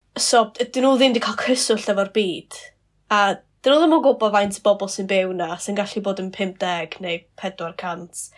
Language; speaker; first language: Welsh; non-native, local second language; English